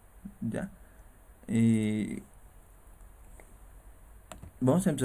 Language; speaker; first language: Spanish; native; Spanish